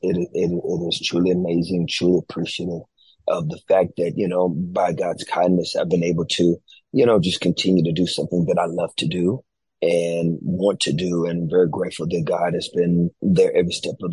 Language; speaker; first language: English; native; English